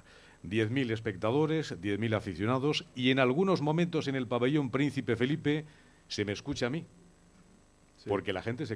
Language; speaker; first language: Spanish; native; Spanish